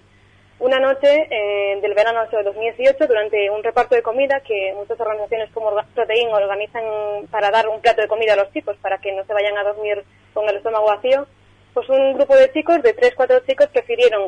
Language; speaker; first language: Spanish; native; Spanish